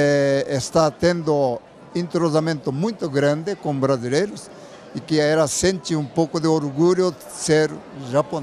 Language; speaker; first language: Portuguese; non-native, learner; Japanese